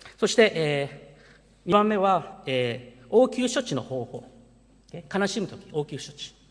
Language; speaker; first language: Japanese; early bilingual, heritage; Japanese